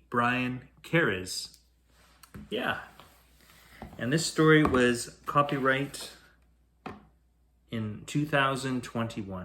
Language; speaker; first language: English; native; English